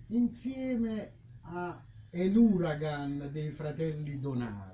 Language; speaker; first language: Italian; native; Italian